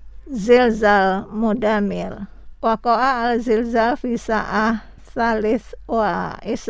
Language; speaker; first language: Arabic; non-native, learner; Indonesian